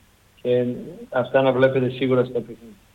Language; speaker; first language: Greek; non-native, learner; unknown